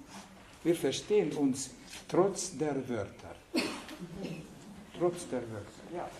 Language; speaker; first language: German; non-native, fluent; Hungarian